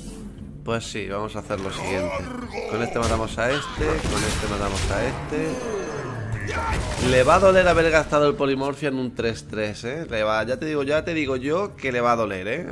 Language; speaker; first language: Spanish; native; Spanish